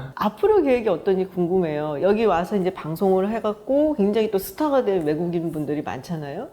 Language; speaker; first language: Korean; native; Korean